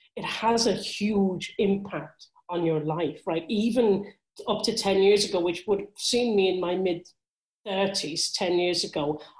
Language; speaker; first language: English; native; English